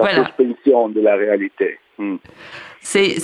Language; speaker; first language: French; non-native, learner; Italian